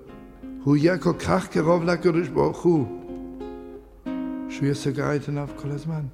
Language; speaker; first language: Hebrew; non-native, fluent; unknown